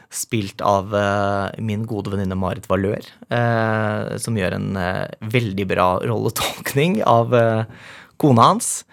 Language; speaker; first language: Norwegian; native; Norwegian